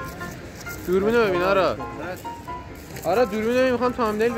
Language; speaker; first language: Persian; native; Persian